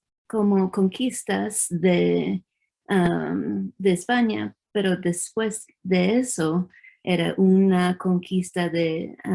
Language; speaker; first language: Spanish; early bilingual, heritage; English